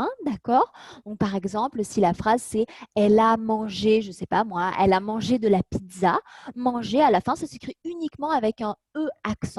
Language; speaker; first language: French; native; French